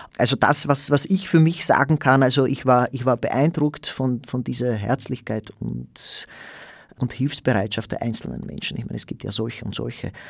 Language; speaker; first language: German; non-native, fluent; Slovak